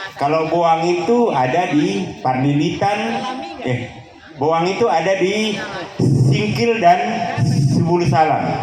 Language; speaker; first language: Indonesian; non-native, local second language; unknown